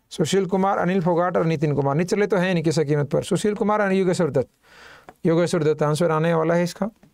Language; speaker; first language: Hindi; native; Hindi